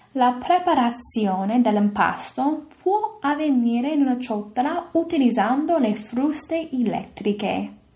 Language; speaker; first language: Italian; non-native, fluent; English